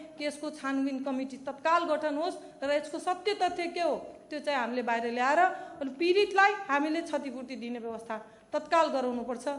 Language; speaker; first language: Nepali; non-native, local second language; Maithili